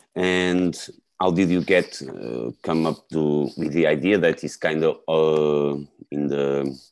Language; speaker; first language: English; non-native, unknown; Portuguese